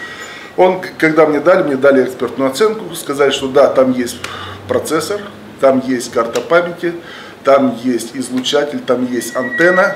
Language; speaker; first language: Russian; native; Russian